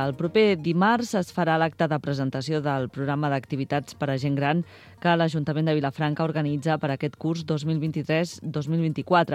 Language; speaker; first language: Catalan; native; Catalan